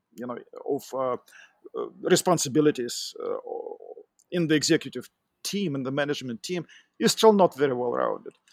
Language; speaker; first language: English; non-native, fluent; Russian